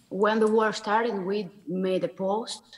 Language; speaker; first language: English; non-native, learner; Russian